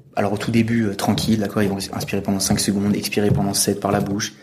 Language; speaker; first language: French; native; French